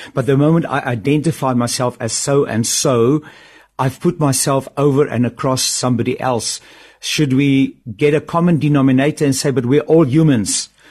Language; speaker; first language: English; non-native, local second language; Afrikaans